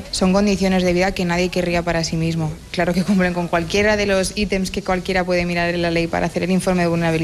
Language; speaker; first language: Spanish; native; Spanish